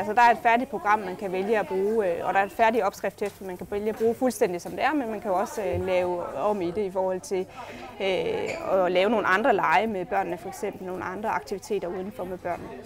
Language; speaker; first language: Danish; native; Danish